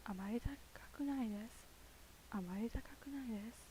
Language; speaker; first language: Japanese; non-native, learner; English